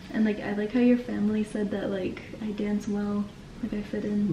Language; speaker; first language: English; native; English